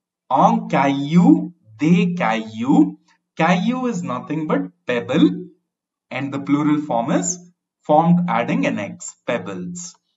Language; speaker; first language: English; non-native, local second language; Tamil